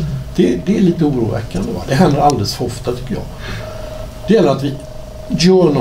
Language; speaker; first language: Swedish; native; Swedish